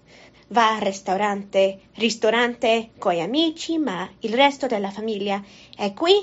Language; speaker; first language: Italian; non-native, learner; English